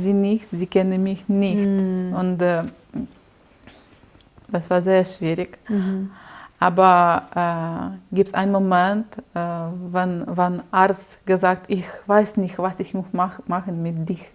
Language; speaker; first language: German; non-native, learner; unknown